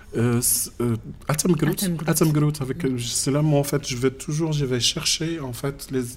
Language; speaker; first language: French; non-native, local second language; Tachelhit